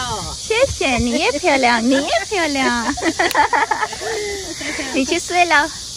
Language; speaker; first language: Chinese; non-native, learner; Urdu